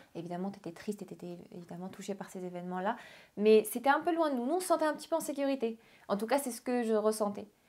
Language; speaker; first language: French; early bilingual, other home language; Arabic